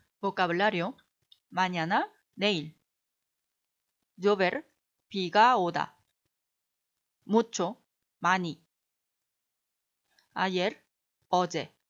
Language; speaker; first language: Spanish; non-native, fluent; Korean